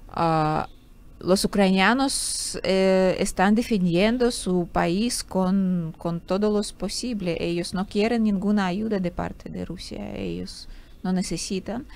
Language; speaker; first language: Spanish; non-native, fluent; Ukrainian